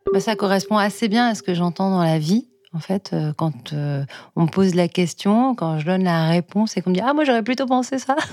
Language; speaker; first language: French; native; French